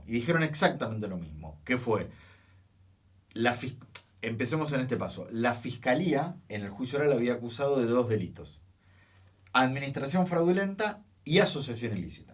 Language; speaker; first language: Spanish; native; Spanish